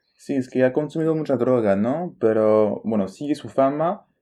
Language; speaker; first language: Spanish; non-native, fluent; French